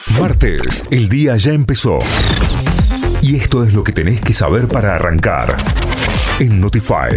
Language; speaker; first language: Spanish; native; Spanish